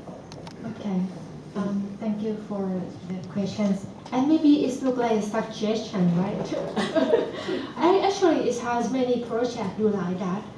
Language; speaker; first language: English; non-native, learner; Thai